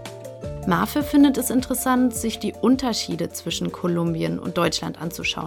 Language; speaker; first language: German; native; German